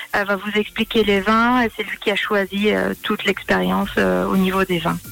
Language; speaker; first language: French; early bilingual, heritage; German